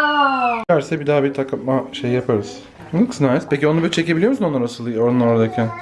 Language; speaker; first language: Turkish; native; Turkish